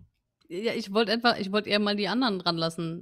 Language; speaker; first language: German; native; German